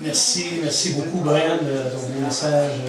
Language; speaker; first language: French; native; French